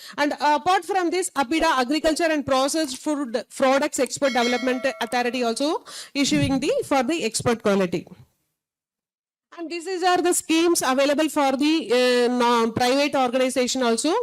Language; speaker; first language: English; non-native, local second language; Tamil